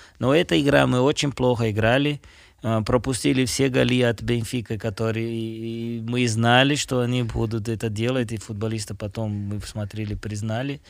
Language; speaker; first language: Russian; non-native, fluent; Portuguese